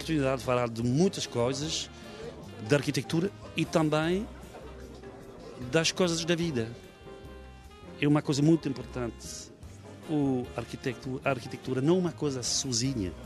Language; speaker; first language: Portuguese; non-native, fluent; French